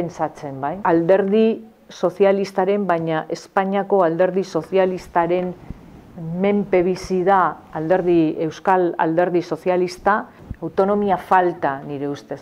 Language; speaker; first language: Basque; non-native, local second language; Spanish